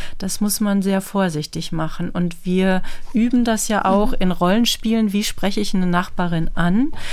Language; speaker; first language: German; native; German